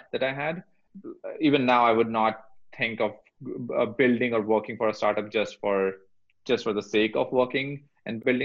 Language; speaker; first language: English; non-native, local second language; Hindi